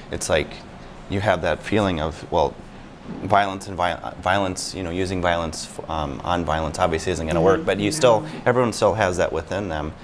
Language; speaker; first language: English; native; English